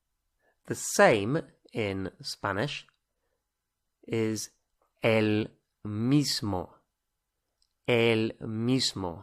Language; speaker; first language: Spanish; non-native, fluent; English